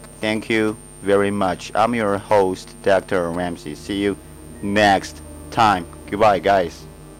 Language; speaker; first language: English; non-native, fluent; Chinese